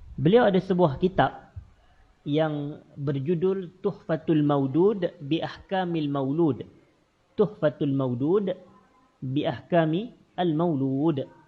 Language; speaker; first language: Malay; native; Malay